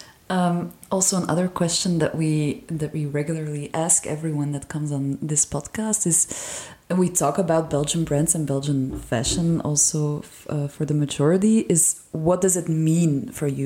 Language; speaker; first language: English; non-native, fluent; Dutch